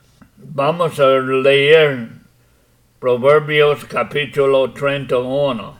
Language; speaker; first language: Spanish; non-native, fluent; English